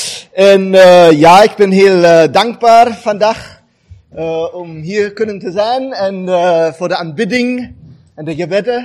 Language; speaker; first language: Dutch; non-native, fluent; German